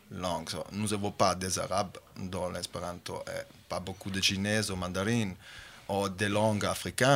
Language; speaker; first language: French; non-native, fluent; Bosnian